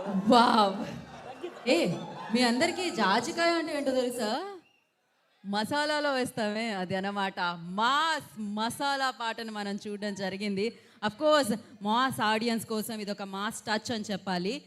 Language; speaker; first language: Telugu; native; Telugu